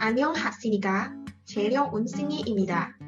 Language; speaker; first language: Korean; non-native, learner; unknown